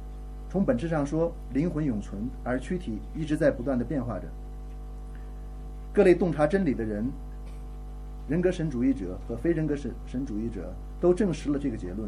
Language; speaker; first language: Chinese; native; Chinese